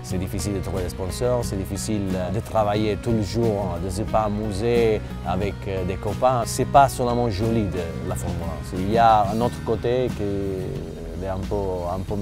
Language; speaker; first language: French; non-native, fluent; Italian